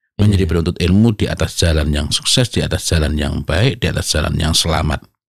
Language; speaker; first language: Indonesian; native; Indonesian